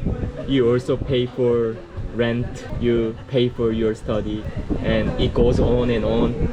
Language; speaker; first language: English; non-native, fluent; Korean